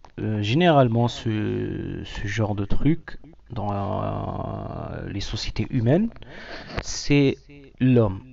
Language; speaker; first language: French; non-native, local second language; Arabic